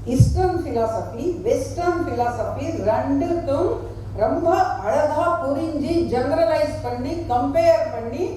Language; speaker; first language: Tamil; non-native, local second language; Marathi